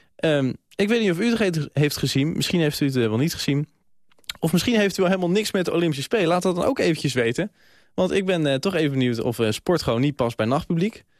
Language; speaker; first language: Dutch; native; Dutch